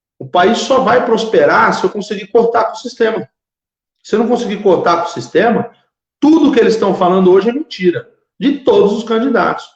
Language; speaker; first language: Portuguese; native; Portuguese